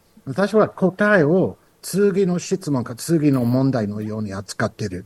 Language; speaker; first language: Japanese; non-native, learner; English